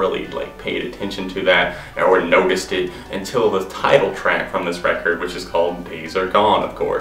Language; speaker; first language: English; native; English